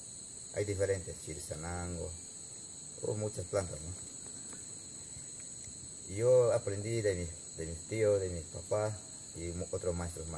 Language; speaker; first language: Spanish; non-native, local second language; Shipibo-Conibo